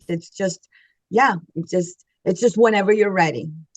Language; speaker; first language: English; native; English